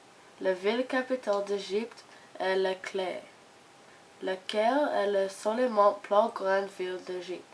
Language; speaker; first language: French; non-native, learner; English